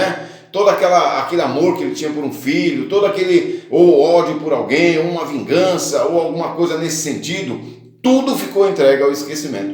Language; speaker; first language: Portuguese; native; Portuguese